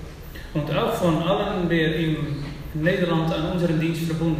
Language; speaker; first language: German; non-native, learner; Dutch